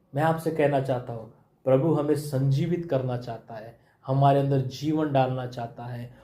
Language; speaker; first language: Hindi; non-native, local second language; Marathi